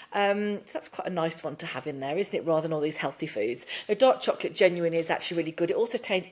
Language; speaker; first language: English; native; English